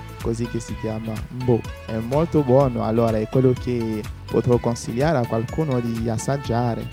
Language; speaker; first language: Italian; non-native, fluent; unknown